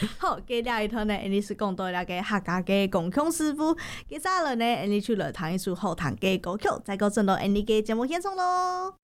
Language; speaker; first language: Chinese; native; Chinese